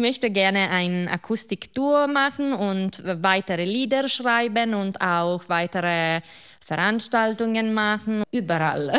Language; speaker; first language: German; non-native, local second language; Italian